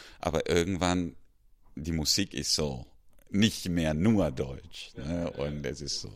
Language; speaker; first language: German; non-native, fluent; Spanish